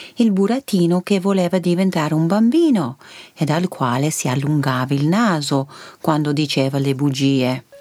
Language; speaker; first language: Italian; early bilingual, heritage; Italian